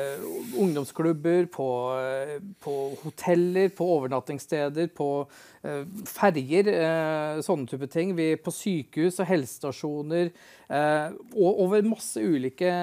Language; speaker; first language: Norwegian; native; Norwegian